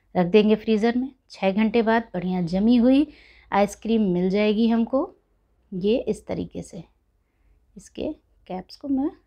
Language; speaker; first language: Hindi; native; Hindi